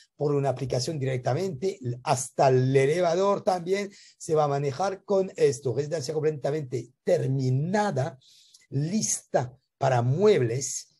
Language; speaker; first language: Spanish; non-native, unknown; French